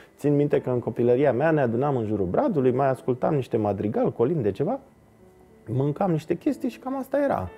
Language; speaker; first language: Romanian; native; Romanian